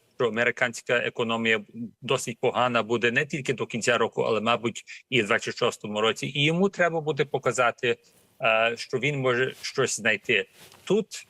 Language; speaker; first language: Ukrainian; early bilingual, heritage; Ukrainian